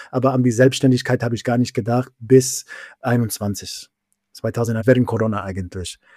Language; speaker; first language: German; non-native, fluent; English